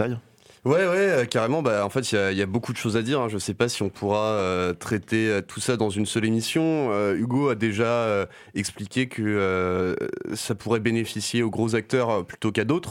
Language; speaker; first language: French; native; French